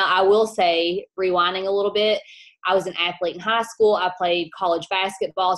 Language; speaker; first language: English; native; English